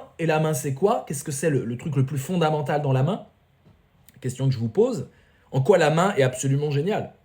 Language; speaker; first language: French; native; French